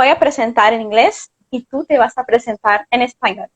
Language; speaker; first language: Spanish; non-native, fluent; Portuguese